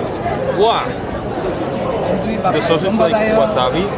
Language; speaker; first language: English; non-native, fluent; Spanish